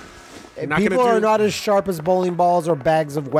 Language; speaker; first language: English; native; English